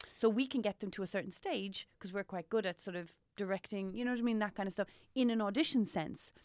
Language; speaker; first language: English; native; English